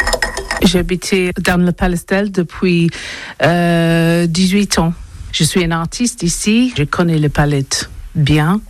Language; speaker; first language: French; non-native, learner; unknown